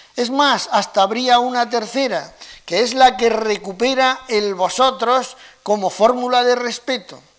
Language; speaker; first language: Spanish; native; Spanish